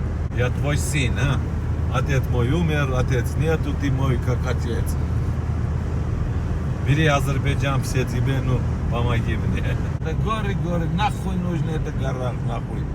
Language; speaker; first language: Russian; non-native, learner; Armenian